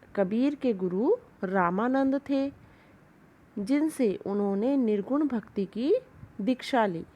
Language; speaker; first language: Hindi; native; Hindi